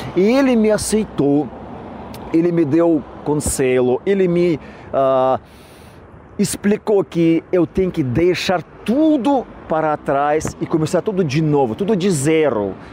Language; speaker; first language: Portuguese; non-native, learner; Russian